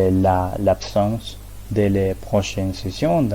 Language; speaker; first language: French; non-native, learner; Spanish